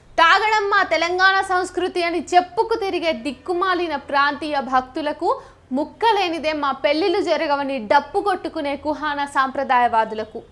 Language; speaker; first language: Telugu; native; Telugu